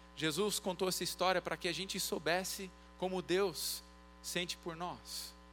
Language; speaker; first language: Portuguese; early bilingual, other home language; English